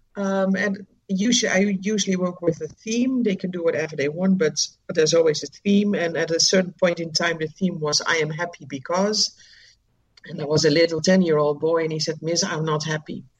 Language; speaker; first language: English; non-native, fluent; Dutch